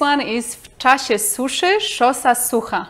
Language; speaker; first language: Polish; native; Polish